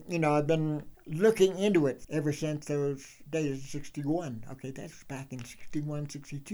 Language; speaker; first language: English; native; English